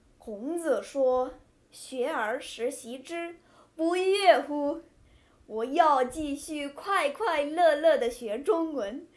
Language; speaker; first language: Chinese; non-native, fluent; English